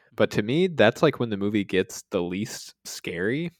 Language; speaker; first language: English; native; English